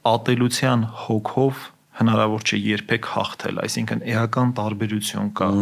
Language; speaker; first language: Armenian; native; Armenian